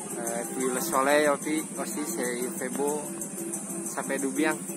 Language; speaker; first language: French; non-native, learner; Indonesian